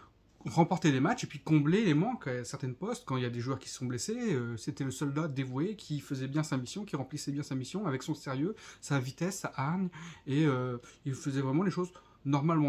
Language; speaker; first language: French; native; French